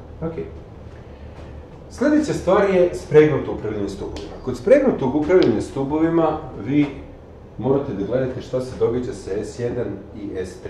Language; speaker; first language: Serbian; native; Serbian